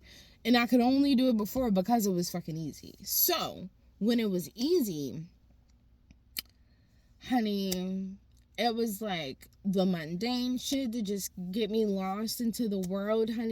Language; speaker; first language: English; native; English